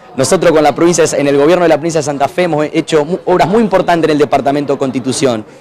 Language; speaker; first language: Spanish; native; Spanish